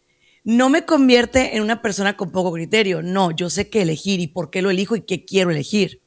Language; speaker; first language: Spanish; native; Spanish